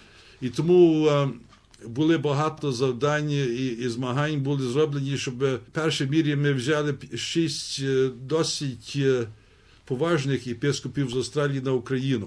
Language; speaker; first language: Ukrainian; early bilingual, heritage; Ukrainian